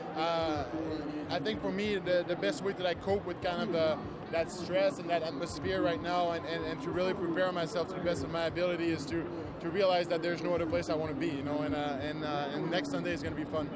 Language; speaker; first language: English; non-native, fluent; French